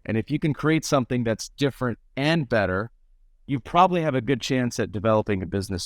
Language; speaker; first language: English; native; English